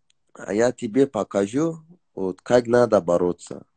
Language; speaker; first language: Russian; non-native, learner; Persian